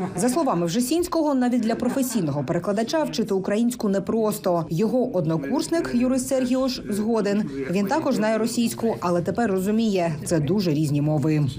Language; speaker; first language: Ukrainian; native; Ukrainian